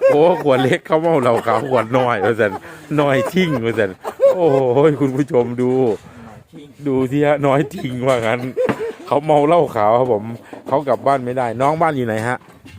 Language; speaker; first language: Thai; native; Thai